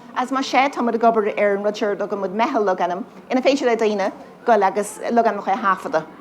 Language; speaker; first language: Irish; native; Irish